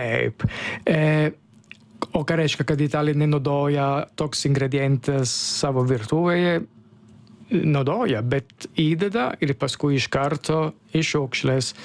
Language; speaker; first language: Lithuanian; non-native, fluent; Italian